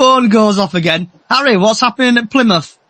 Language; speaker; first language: English; native; English